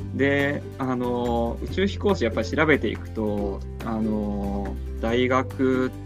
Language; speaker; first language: Japanese; early bilingual, heritage; Japanese